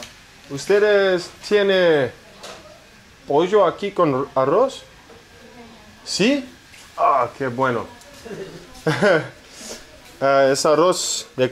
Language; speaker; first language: Spanish; non-native, learner; English